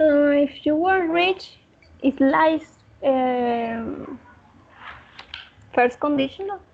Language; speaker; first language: English; non-native, learner; Spanish